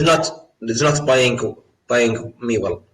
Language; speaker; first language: English; non-native, learner; Arabic